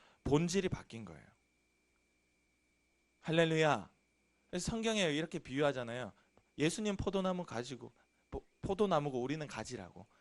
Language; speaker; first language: Korean; native; Korean